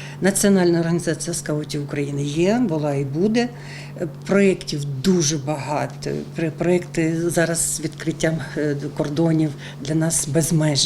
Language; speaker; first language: Ukrainian; non-native, local second language; Russian